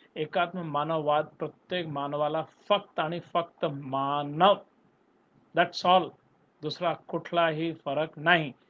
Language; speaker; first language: Marathi; non-native, local second language; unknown